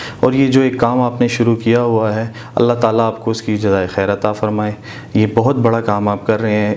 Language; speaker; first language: Urdu; native; Urdu